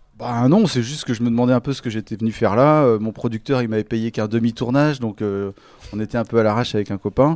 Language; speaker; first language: French; native; French